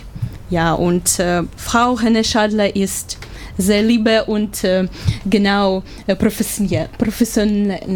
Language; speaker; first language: German; non-native, learner; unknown